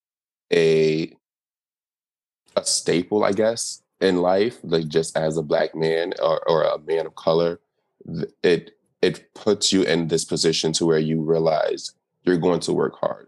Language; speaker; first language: English; native; English